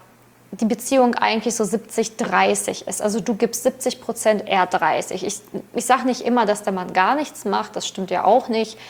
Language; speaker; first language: German; native; German